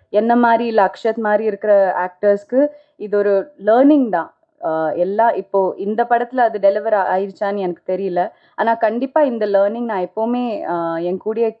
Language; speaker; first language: Tamil; non-native, local second language; Malayalam